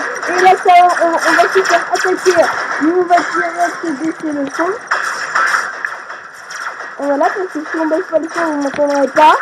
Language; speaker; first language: French; native; French